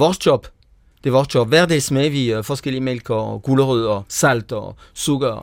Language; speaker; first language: Danish; non-native, fluent; French